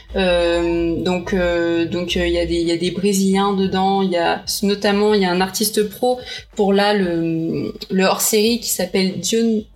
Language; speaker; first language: French; early bilingual, other home language; Portuguese